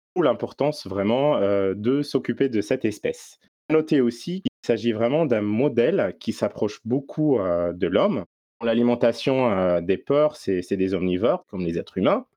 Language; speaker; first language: French; non-native, local second language; Arabic